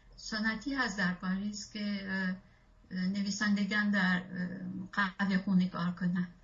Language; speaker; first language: Persian; non-native, fluent; French